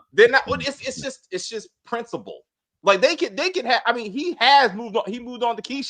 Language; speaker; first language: English; native; English